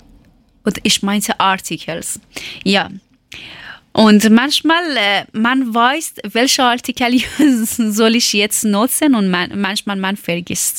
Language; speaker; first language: German; non-native, learner; Persian